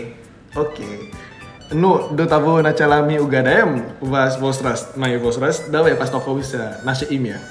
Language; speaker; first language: Russian; non-native, learner; Indonesian